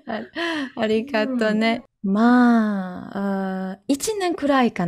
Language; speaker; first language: Japanese; non-native, learner; Chinese